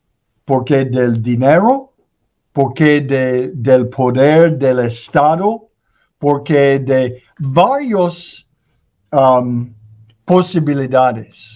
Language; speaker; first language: Spanish; non-native, learner; English